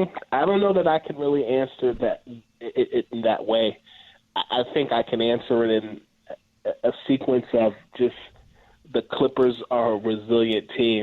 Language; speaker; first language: English; native; English